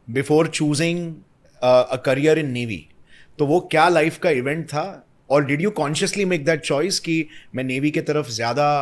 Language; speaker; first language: Hindi; native; Hindi